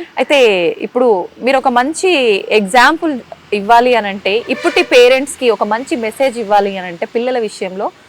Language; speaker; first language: Telugu; native; Telugu